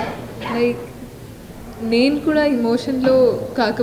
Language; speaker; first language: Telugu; non-native, local second language; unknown